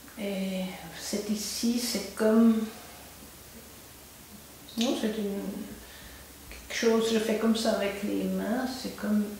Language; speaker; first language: French; non-native, local second language; German